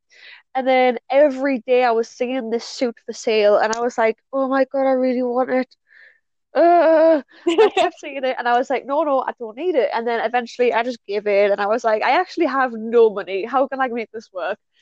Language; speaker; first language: English; native; English